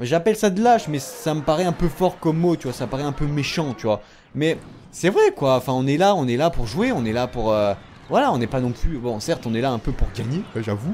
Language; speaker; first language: French; native; French